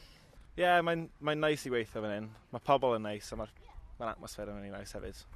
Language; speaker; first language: Welsh; native; Welsh